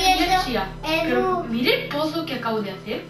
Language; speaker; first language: Spanish; native; Spanish